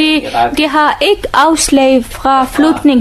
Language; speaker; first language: Danish; non-native, learner; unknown